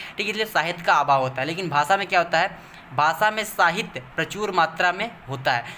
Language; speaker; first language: Hindi; native; Hindi